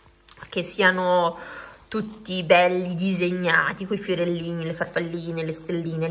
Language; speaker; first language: Italian; native; Italian